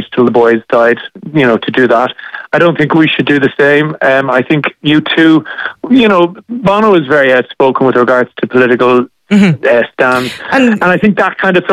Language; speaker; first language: English; native; English